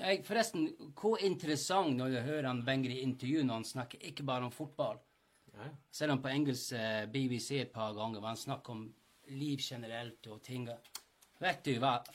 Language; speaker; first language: Norwegian; non-native, fluent; English